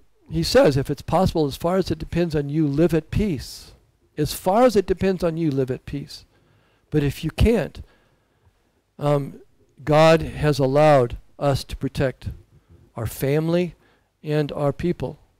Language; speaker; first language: English; native; English